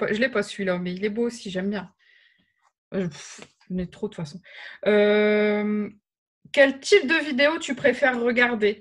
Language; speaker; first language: French; native; French